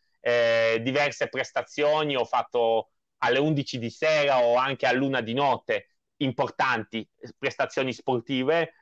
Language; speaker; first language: Italian; non-native, fluent; Polish